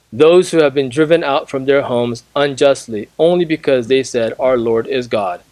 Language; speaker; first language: English; native; English